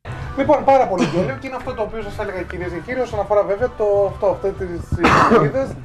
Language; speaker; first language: Greek; native; Greek